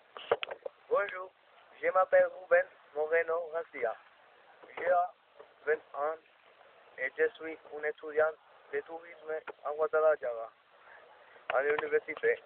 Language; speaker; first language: French; non-native, learner; Spanish